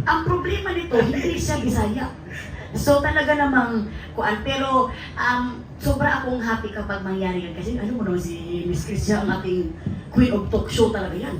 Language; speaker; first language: Filipino; non-native, local second language; Cebuano